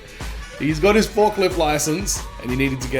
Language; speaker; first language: English; native; English